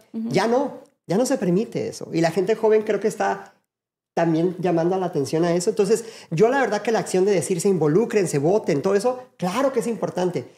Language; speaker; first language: Spanish; native; Spanish